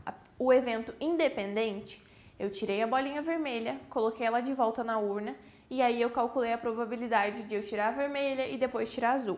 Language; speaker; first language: Portuguese; native; Portuguese